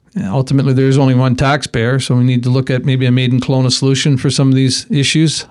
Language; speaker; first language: English; native; English